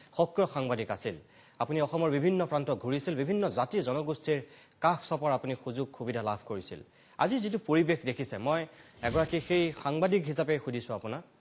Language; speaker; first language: Assamese; native; Assamese